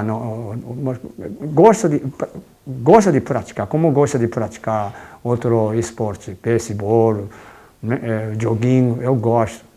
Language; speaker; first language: Portuguese; non-native, fluent; Japanese